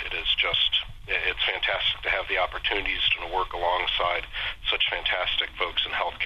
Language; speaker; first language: English; native; English